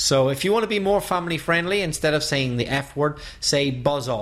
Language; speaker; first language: English; native; English